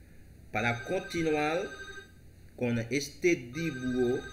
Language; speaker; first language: Spanish; non-native, learner; Haitian Creole